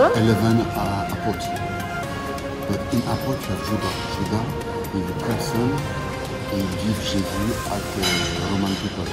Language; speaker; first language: English; non-native, learner; French